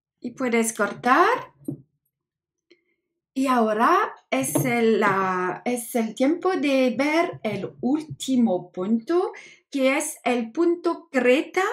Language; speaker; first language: Spanish; non-native, learner; French